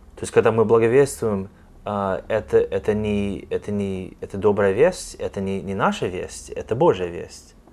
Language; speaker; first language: Russian; non-native, fluent; English